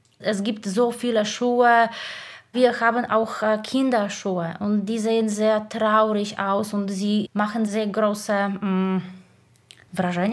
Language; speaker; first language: German; non-native, fluent; Polish